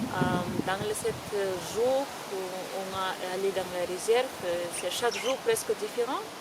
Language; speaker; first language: French; non-native, learner; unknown